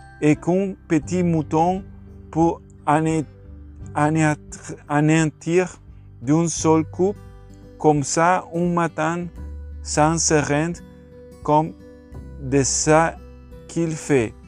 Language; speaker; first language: French; non-native, learner; Spanish